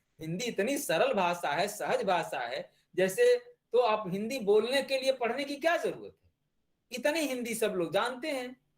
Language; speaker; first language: Hindi; native; Hindi